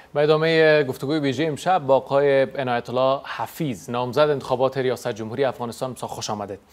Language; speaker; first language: Persian; native; Persian